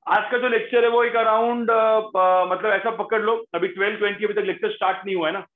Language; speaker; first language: Hindi; non-native, local second language; Marathi